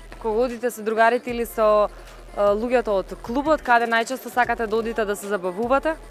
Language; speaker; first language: Macedonian; native; Macedonian